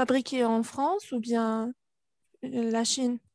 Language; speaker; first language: French; non-native, learner; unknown